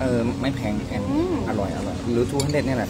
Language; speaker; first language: Thai; native; Thai